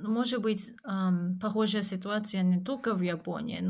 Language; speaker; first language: Russian; non-native, fluent; Japanese